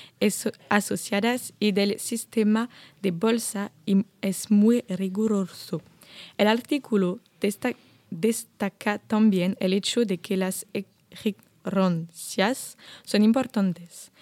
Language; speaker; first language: Spanish; non-native, learner; French